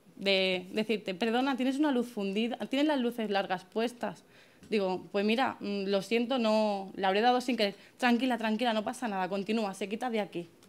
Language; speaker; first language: Spanish; native; Spanish